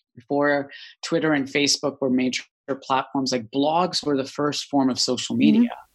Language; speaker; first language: English; native; English